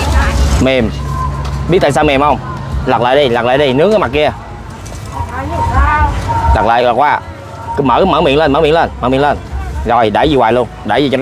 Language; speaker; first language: Vietnamese; native; Vietnamese